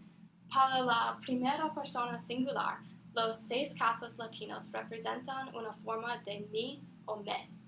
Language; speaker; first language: Spanish; non-native, learner; English